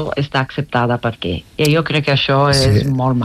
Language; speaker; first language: Catalan; non-native, fluent; Italian